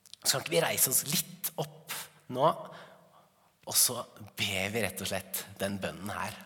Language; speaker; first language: Norwegian; native; Norwegian